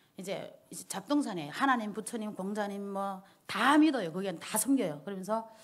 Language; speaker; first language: Korean; early bilingual, heritage; Korean